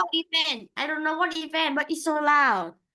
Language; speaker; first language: English; non-native, learner; Vietnamese